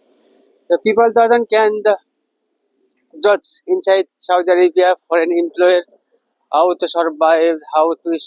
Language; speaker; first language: English; non-native, learner; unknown